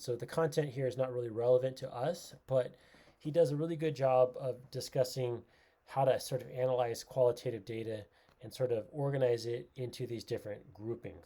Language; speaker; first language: English; native; English